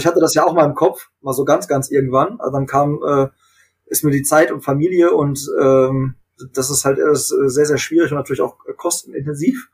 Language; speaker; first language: German; native; German